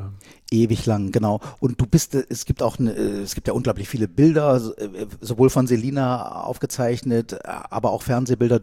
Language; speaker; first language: German; native; German